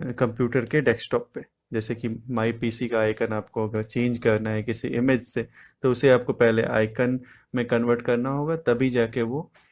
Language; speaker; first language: Hindi; native; Hindi